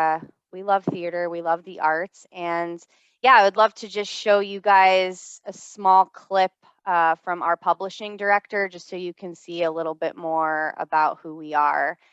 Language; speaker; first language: English; native; English